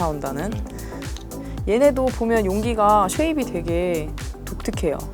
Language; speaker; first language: Korean; native; Korean